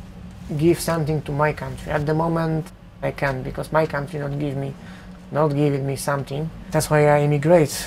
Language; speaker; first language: English; non-native, learner; Polish